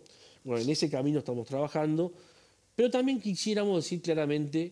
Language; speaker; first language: Spanish; native; Spanish